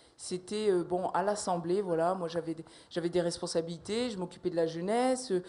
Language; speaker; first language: French; native; French